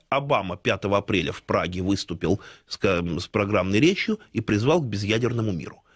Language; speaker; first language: Russian; native; Russian